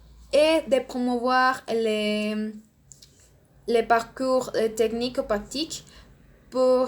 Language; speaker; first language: French; non-native, learner; Spanish